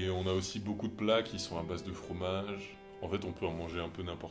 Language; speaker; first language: French; native; French